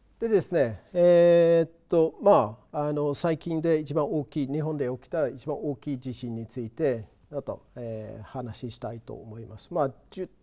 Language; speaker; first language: Japanese; non-native, fluent; English